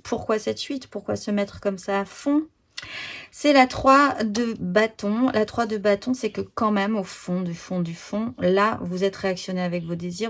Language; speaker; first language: French; native; French